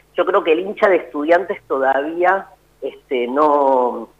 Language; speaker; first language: Spanish; native; Spanish